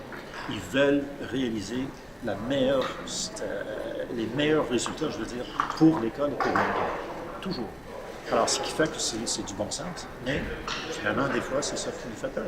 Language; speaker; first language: French; native; French